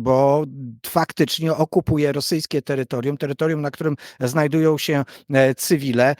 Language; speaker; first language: Polish; native; Polish